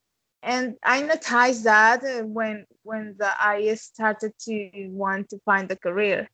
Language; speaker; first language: English; non-native, fluent; Spanish